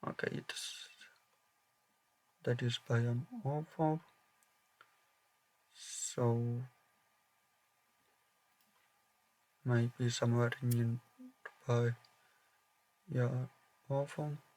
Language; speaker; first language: English; non-native, fluent; Polish